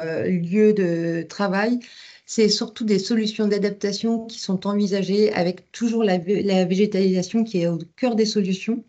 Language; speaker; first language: French; native; French